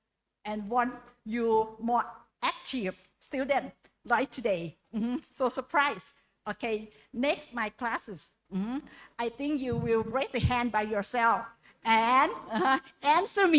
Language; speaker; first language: English; non-native, learner; Indonesian